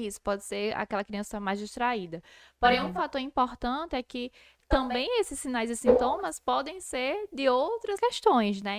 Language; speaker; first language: Portuguese; native; Portuguese